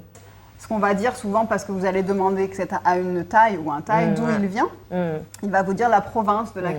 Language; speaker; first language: French; native; French